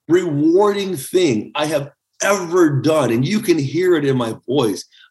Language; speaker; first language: English; early bilingual, other home language; Chinese